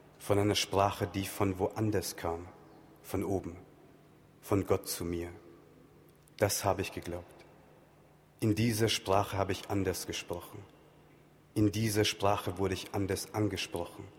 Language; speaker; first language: German; early bilingual, other home language; Tamil